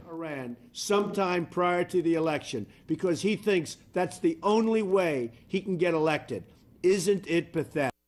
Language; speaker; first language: Spanish; native; Spanish